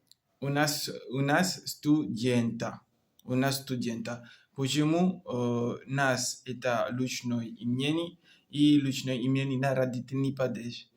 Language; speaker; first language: Russian; non-native, learner; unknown